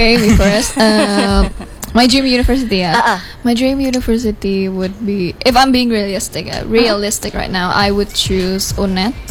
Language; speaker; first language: English; non-native, fluent; Indonesian